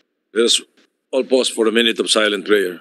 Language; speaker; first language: English; non-native, local second language; Filipino